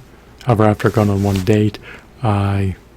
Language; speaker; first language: English; native; English